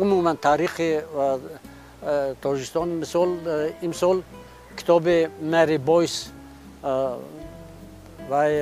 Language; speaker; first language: Persian; non-native, local second language; Shughni